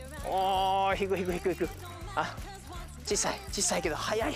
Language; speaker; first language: Japanese; native; Japanese